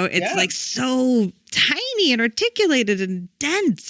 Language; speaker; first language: English; native; English